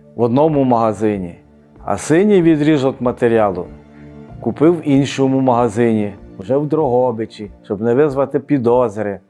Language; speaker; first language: Ukrainian; native; Ukrainian